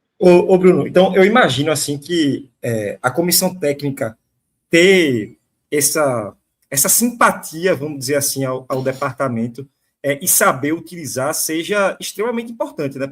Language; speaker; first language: Portuguese; native; Portuguese